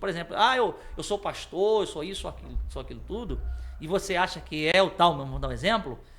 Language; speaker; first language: Portuguese; native; Portuguese